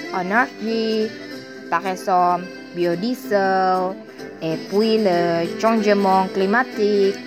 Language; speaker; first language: French; non-native, learner; Indonesian